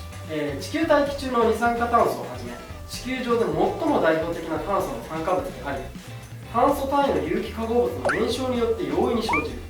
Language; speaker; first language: Japanese; native; Japanese